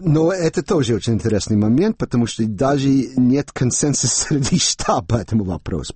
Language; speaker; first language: Russian; non-native, fluent; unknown